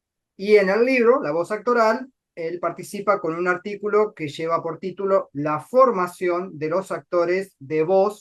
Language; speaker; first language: Spanish; native; Spanish